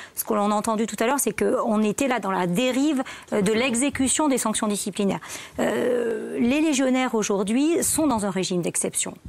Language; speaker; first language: French; native; French